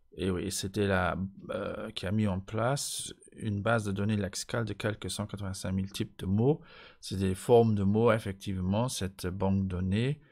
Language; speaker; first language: French; non-native, local second language; Luxembourgish